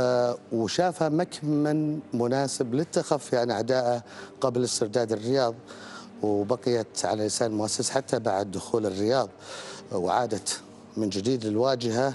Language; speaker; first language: Arabic; native; Arabic